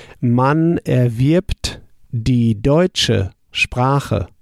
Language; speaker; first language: German; non-native, fluent; English